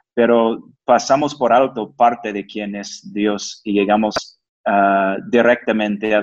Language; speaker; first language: Spanish; non-native, fluent; English